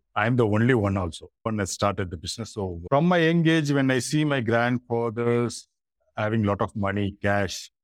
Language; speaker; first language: English; non-native, local second language; Tamil